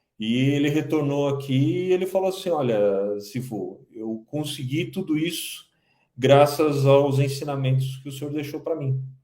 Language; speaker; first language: Portuguese; early bilingual, other home language; Kabuverdianu